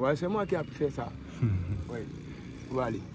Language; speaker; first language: French; non-native, local second language; Wolof